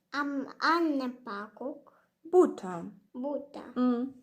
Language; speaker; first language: German; non-native, learner; Ukrainian